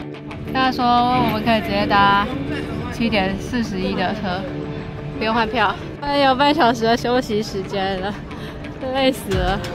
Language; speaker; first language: Chinese; native; Chinese